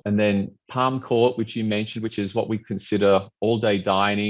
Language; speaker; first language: English; native; English